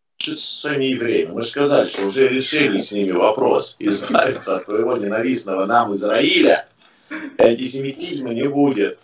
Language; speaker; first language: Russian; native; Russian